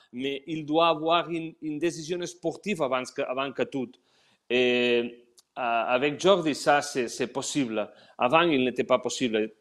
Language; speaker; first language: French; non-native, learner; Spanish